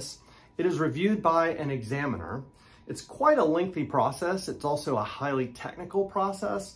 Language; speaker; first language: English; native; English